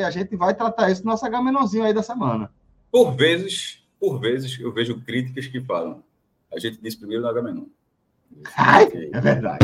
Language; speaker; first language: Portuguese; native; Portuguese